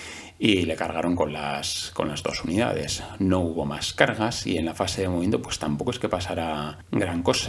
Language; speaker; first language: Spanish; native; Spanish